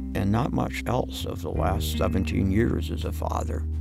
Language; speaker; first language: English; native; English